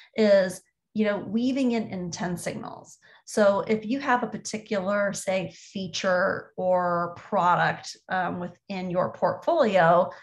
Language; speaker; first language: English; native; English